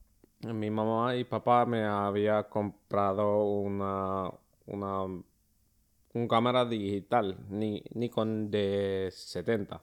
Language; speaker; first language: Spanish; early bilingual, other home language; Finnish